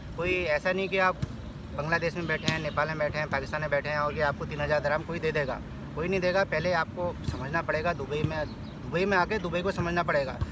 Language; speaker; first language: Hindi; native; Hindi